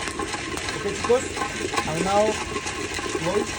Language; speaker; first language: English; non-native, learner; Spanish